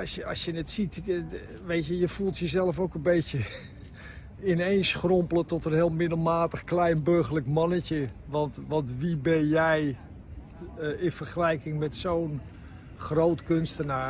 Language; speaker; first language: Dutch; native; Dutch